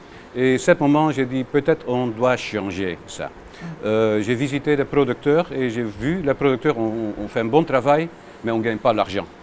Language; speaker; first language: French; non-native, learner; Dutch